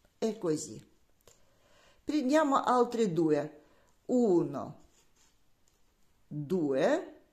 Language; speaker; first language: Italian; non-native, learner; Russian